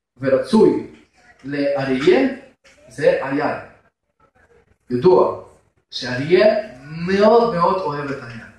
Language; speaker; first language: Hebrew; non-native, fluent; Russian